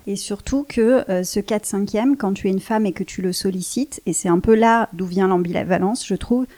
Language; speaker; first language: French; native; French